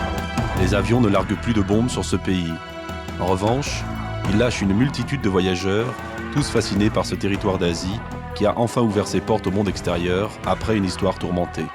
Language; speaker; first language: French; native; French